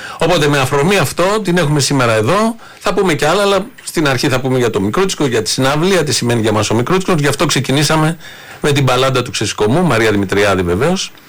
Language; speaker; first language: Greek; native; Greek